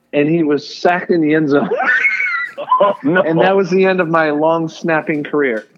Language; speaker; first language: English; native; English